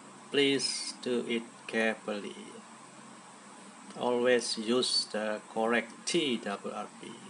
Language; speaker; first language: English; non-native, local second language; Malay